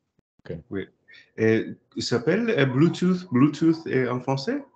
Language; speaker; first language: French; non-native, learner; English